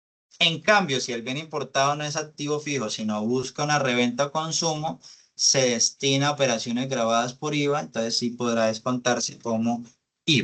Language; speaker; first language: Spanish; native; Spanish